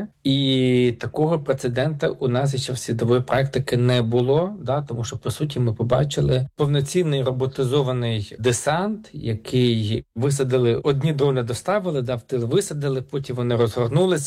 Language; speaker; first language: Ukrainian; native; Ukrainian